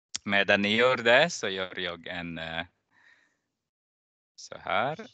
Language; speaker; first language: Swedish; non-native, fluent; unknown